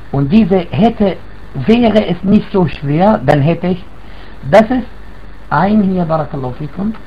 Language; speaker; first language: German; non-native, fluent; Arabic